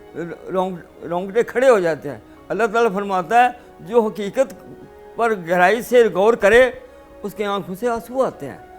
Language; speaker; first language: Urdu; non-native, local second language; Punjabi